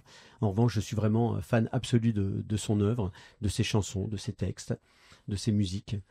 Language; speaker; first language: French; native; French